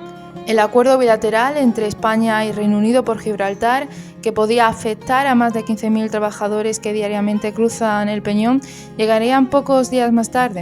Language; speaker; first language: Spanish; native; Spanish